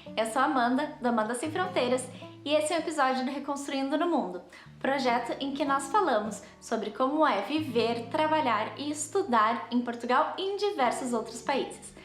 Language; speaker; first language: Portuguese; native; Portuguese